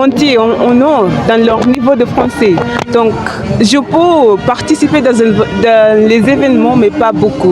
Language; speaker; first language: French; non-native, fluent; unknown